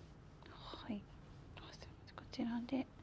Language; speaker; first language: Japanese; native; Japanese